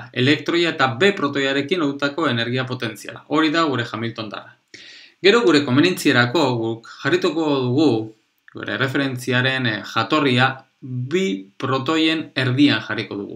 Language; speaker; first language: Basque; non-native, local second language; Spanish